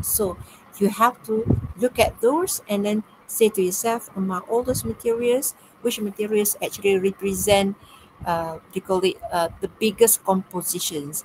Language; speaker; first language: English; non-native, local second language; Malay